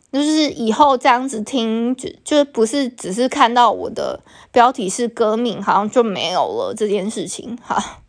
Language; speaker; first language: Chinese; non-native, local second language; Min Nan Chinese